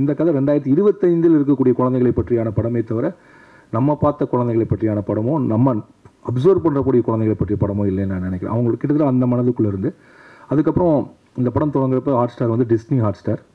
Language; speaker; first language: Tamil; native; Tamil